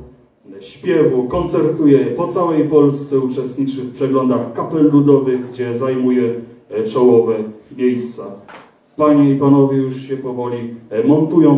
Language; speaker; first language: Polish; native; Polish